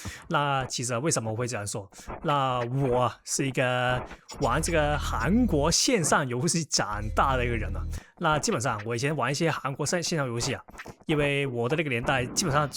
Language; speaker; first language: Chinese; non-native, local second language; Cantonese